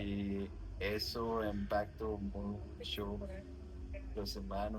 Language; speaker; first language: Spanish; non-native, learner; French